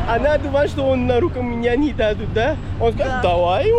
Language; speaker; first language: Russian; non-native, learner; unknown